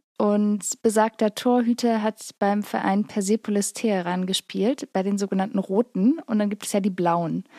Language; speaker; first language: German; native; German